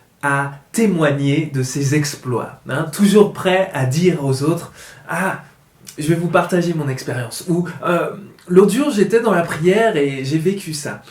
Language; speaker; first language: French; native; French